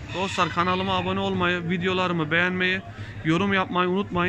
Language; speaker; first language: Turkish; native; Turkish